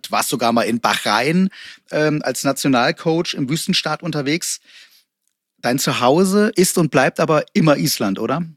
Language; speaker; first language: German; native; German